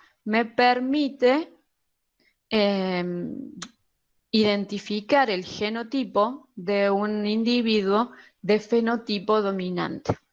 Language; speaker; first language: Spanish; native; Spanish